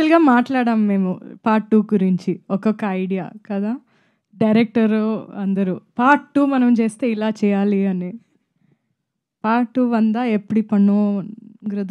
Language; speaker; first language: Telugu; non-native, fluent; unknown